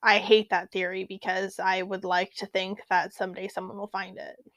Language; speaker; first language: English; native; English